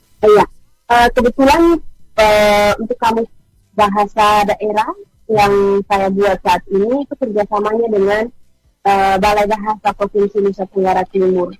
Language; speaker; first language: Indonesian; native; Indonesian